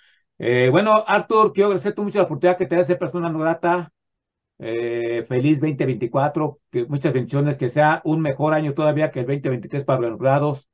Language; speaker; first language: Spanish; native; Spanish